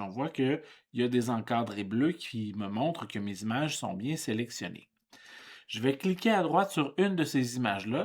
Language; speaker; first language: French; native; French